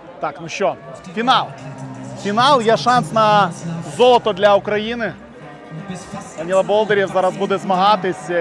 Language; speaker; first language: Ukrainian; native; Ukrainian